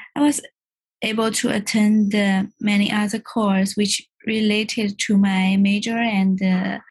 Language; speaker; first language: English; non-native, learner; Chinese